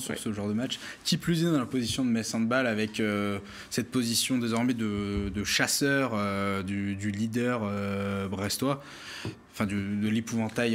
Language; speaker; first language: French; native; French